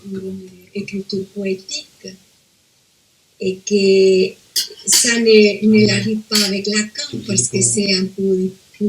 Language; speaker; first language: French; non-native, fluent; Spanish